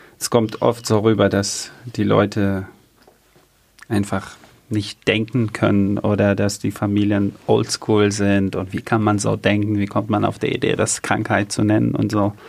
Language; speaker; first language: German; early bilingual, other home language; Arabic